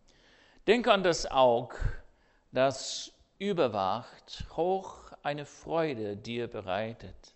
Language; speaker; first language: German; non-native, fluent; English